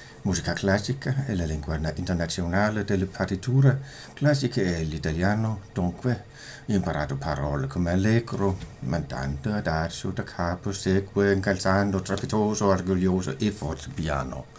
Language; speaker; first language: Italian; non-native, fluent; Danish